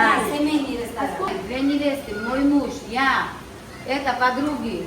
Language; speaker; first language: Russian; non-native, fluent; Georgian